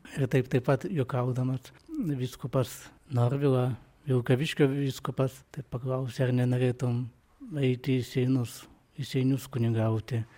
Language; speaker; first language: Lithuanian; non-native, local second language; Polish